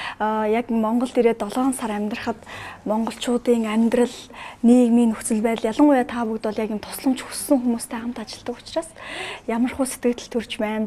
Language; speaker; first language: Mongolian; native; Mongolian